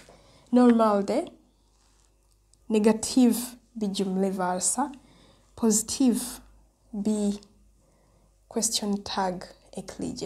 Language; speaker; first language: Turkish; non-native, learner; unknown